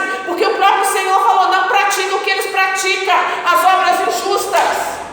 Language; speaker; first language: Portuguese; native; Portuguese